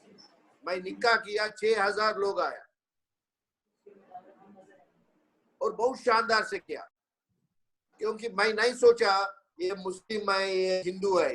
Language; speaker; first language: Hindi; non-native, local second language; Telugu